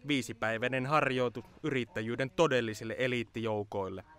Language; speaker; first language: Finnish; native; Finnish